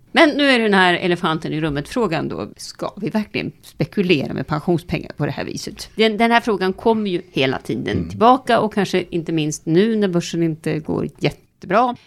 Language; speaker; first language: Swedish; native; Swedish